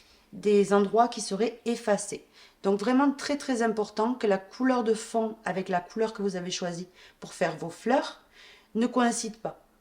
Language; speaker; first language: French; native; French